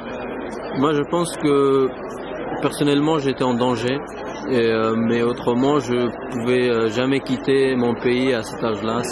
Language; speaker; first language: French; non-native, fluent; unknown